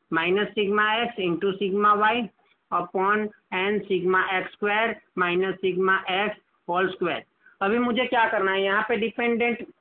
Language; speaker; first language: Hindi; non-native, local second language; Gujarati